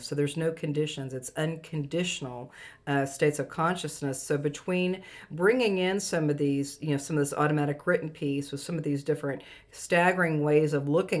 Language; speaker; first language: English; native; English